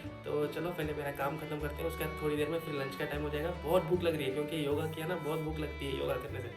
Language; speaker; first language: Hindi; non-native, local second language; Bangla